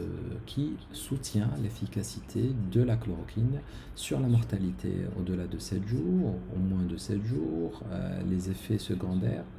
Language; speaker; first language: French; non-native, local second language; Arabic